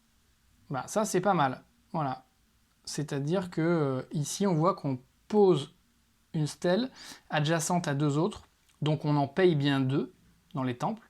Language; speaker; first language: French; native; French